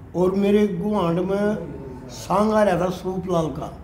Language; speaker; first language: Hindi; native; Hindi